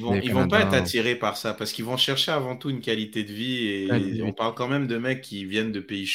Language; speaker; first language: French; native; French